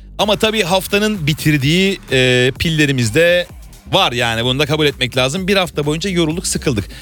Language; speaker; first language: Turkish; native; Turkish